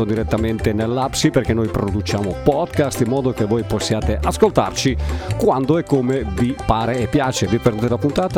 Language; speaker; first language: Italian; native; Italian